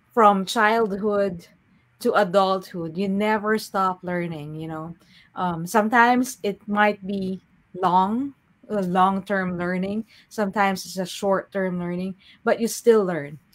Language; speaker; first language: English; non-native, local second language; Filipino